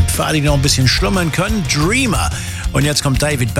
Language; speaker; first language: German; native; German